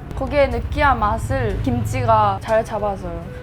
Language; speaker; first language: Korean; early bilingual, heritage; Japanese